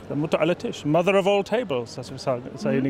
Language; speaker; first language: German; non-native, fluent; English